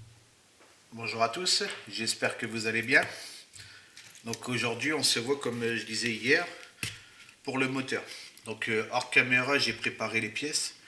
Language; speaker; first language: French; native; French